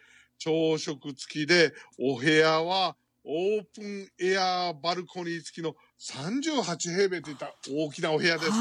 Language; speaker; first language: Japanese; native; Japanese